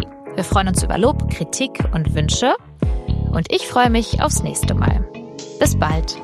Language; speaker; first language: German; native; German